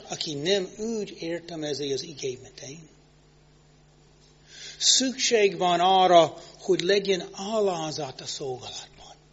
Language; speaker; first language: Hungarian; non-native, fluent; English